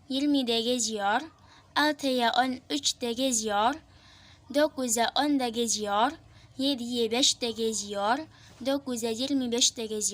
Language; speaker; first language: Turkish; non-native, learner; Indonesian